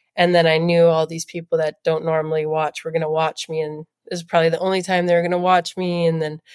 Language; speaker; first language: English; native; English